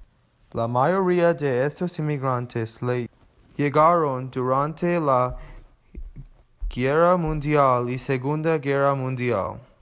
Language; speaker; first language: Spanish; non-native, learner; English